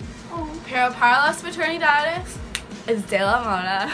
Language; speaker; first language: Spanish; non-native, learner; English